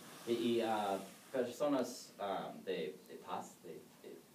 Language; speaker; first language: Spanish; non-native, learner; English